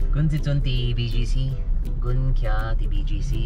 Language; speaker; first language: English; native; English